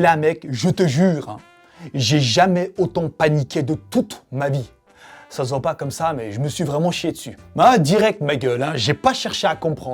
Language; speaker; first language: French; native; French